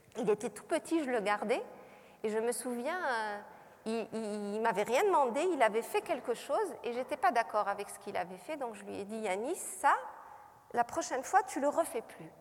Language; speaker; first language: French; non-native, local second language; Arabic